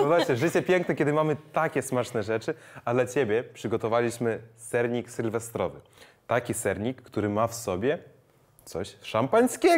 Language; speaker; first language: Polish; native; Polish